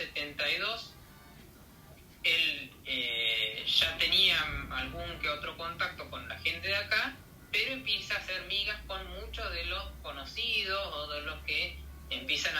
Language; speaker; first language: Spanish; native; Spanish